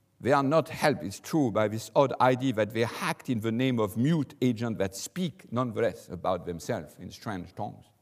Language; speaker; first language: English; non-native, fluent; French